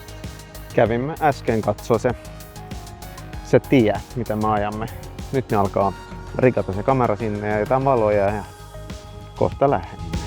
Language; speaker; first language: Finnish; non-native, fluent; Swedish